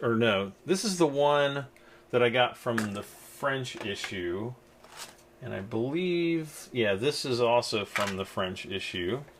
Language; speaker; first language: English; native; English